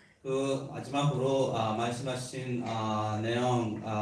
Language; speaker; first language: Korean; non-native, learner; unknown